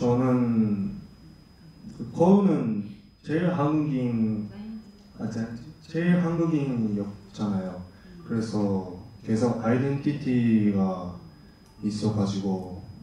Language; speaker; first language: Korean; non-native, learner; Japanese